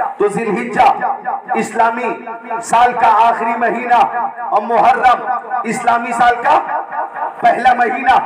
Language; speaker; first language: Urdu; native; Urdu